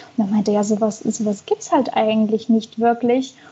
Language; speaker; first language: German; early bilingual, other home language; Russian